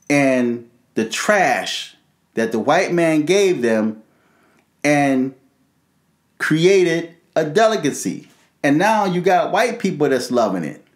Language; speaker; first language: English; native; English